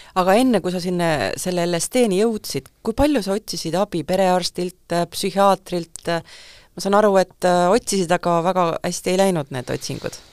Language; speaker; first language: Estonian; native; Estonian